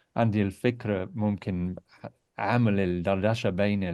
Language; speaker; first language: Arabic; non-native, learner; English